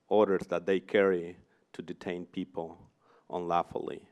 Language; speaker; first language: English; non-native, fluent; Spanish